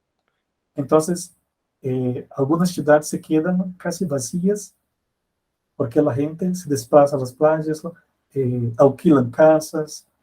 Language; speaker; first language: Spanish; non-native, fluent; Portuguese